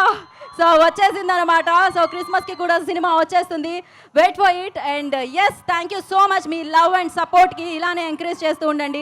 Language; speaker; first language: Telugu; native; Telugu